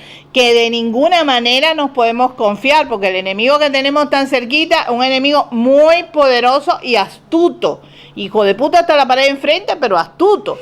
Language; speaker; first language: Spanish; native; Spanish